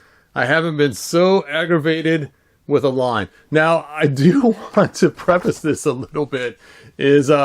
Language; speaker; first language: English; native; English